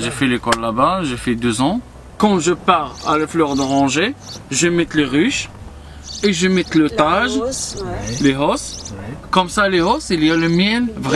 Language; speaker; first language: French; non-native, learner; Arabic